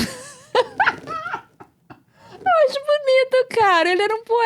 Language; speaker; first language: Portuguese; native; Portuguese